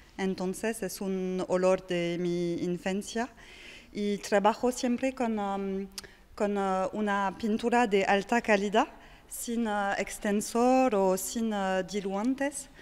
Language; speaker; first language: Spanish; non-native, fluent; French